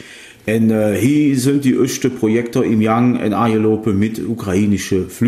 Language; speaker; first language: German; native; German